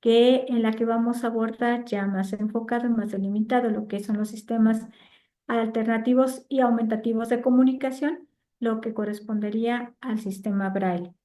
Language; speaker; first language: Spanish; native; Spanish